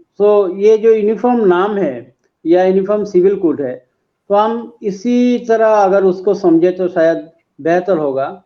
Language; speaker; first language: Hindi; non-native, local second language; Bangla